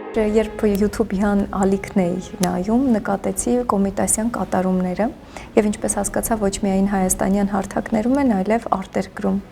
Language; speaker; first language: Armenian; native; Armenian